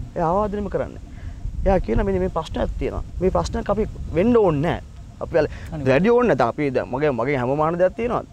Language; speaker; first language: Sinhala; non-native, local second language; Tamil